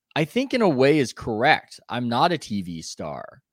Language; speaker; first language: English; native; English